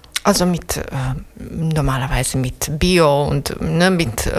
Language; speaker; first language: German; non-native, fluent; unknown